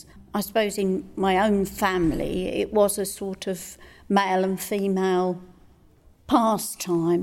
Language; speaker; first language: English; native; English